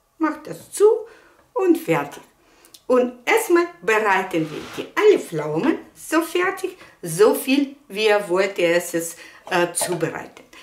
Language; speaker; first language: German; non-native, fluent; Russian